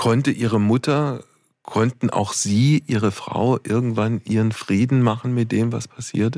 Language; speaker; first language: German; native; German